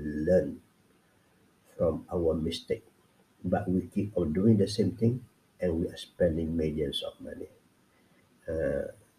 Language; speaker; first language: English; non-native, local second language; Pattani Malay